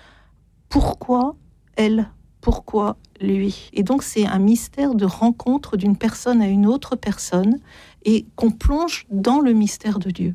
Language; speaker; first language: French; native; French